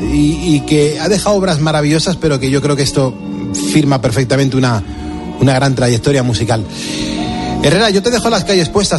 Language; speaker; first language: Spanish; native; Spanish